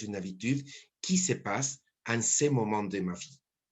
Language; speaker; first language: French; non-native, fluent; Spanish